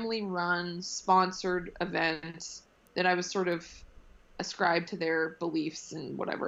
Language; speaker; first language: English; native; English